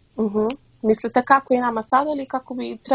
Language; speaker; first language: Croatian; early bilingual, heritage; Dutch